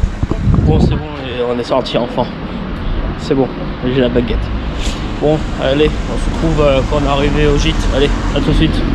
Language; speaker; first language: French; native; French